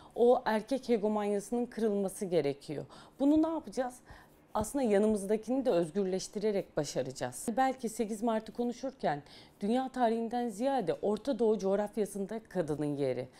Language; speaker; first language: Turkish; native; Turkish